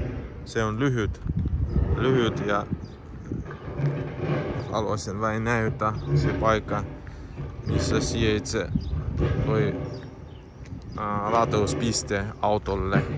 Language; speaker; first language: Finnish; non-native, learner; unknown